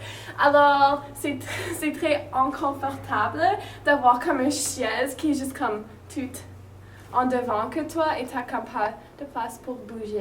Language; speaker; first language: French; non-native, learner; English